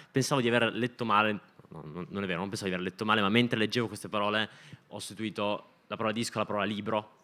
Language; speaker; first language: Italian; native; Italian